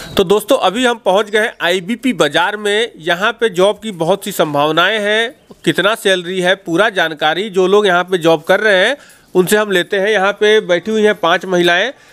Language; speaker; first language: Hindi; native; Hindi